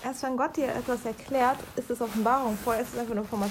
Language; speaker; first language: German; native; German